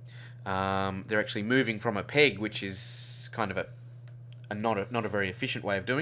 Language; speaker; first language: English; native; English